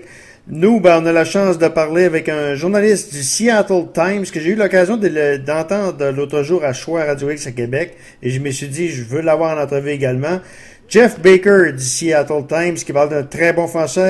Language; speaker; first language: French; native; French